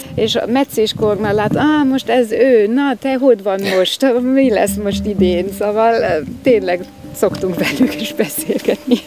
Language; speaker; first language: Hungarian; non-native, fluent; German